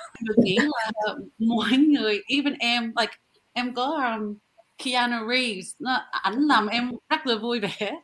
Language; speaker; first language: Vietnamese; early bilingual, heritage; Vietnamese